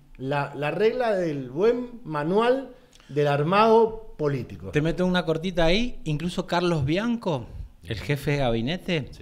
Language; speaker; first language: Spanish; native; Spanish